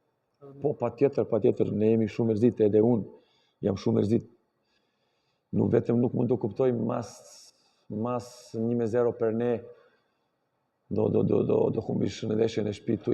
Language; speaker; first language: Albanian; non-native, learner; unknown